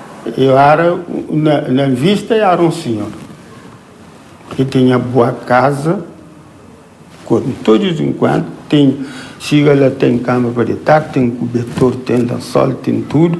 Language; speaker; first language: Portuguese; non-native, local second language; Kabuverdianu